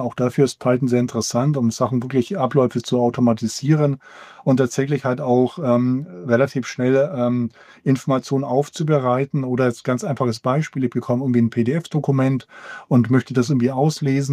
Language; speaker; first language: German; native; German